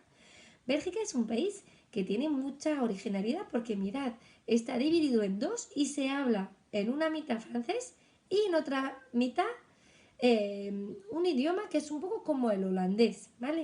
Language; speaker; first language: Spanish; non-native, fluent; French